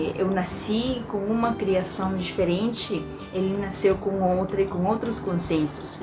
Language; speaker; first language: Portuguese; non-native, fluent; Spanish